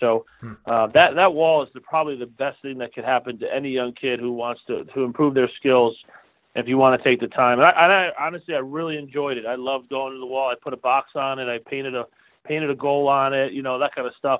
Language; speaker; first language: English; native; English